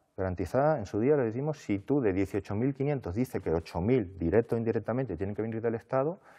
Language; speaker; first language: Spanish; native; Spanish